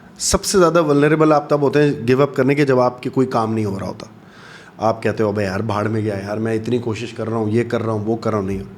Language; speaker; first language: Urdu; non-native, local second language; Pashto